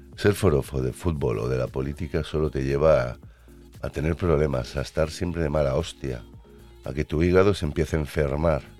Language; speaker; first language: Spanish; native; Spanish